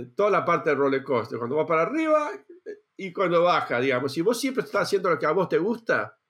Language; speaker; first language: Spanish; native; Spanish